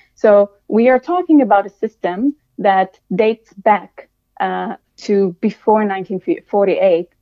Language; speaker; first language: English; non-native, fluent; Arabic